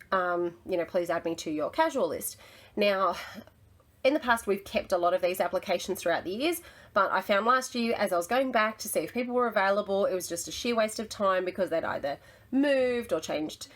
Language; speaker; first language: English; native; English